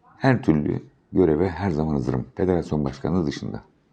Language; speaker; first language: Turkish; native; Turkish